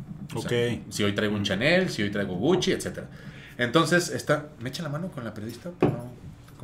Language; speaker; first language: Spanish; native; Spanish